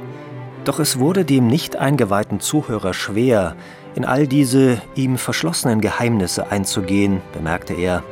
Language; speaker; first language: German; native; German